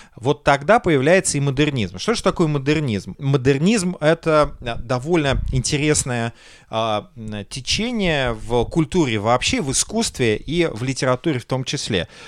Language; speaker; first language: Russian; native; Russian